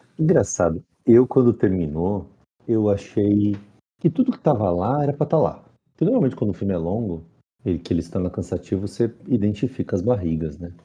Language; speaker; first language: Portuguese; native; Portuguese